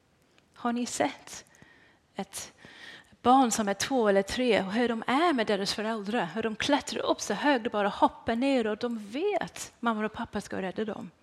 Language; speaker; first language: Swedish; non-native, fluent; English